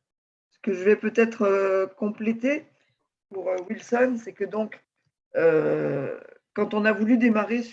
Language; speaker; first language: French; native; French